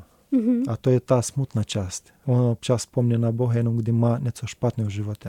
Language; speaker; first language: Czech; non-native, learner; Romanian